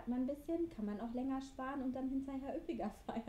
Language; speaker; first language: German; native; German